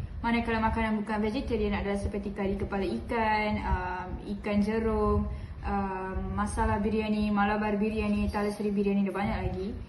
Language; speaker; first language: Malay; non-native, local second language; Malayalam